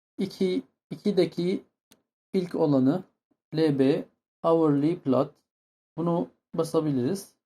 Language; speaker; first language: Turkish; non-native, fluent; Arabic